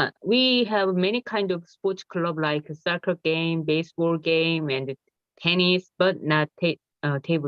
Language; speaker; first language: English; non-native, learner; Korean